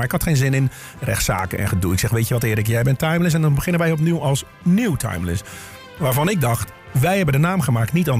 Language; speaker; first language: Dutch; native; Dutch